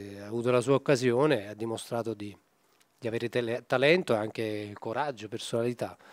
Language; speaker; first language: Italian; native; Italian